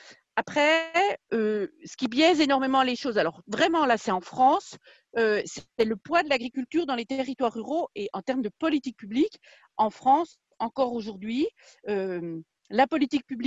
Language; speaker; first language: French; native; French